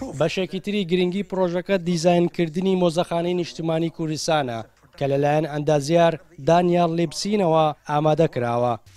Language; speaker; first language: Central Kurdish; native; Central Kurdish